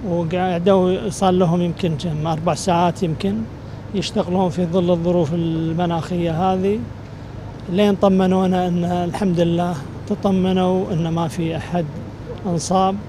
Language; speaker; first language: Arabic; native; Arabic